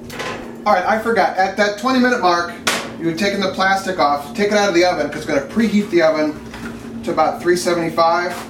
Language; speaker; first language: English; native; English